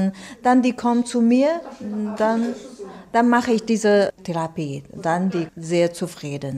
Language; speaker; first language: German; non-native, learner; Chinese